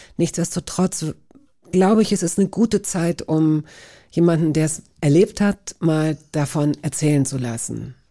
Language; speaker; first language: German; native; German